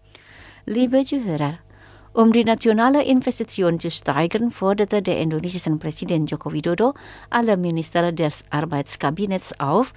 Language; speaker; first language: German; non-native, fluent; Indonesian